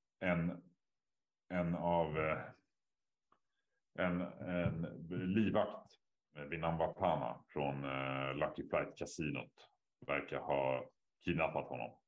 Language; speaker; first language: Swedish; native; Swedish